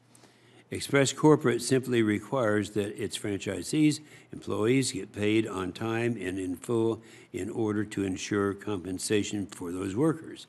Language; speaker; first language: English; native; English